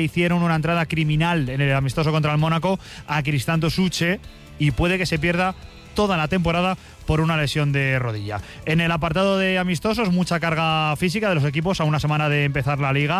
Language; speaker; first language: Spanish; native; Spanish